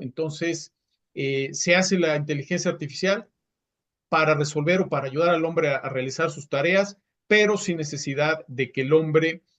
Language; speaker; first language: Spanish; native; Spanish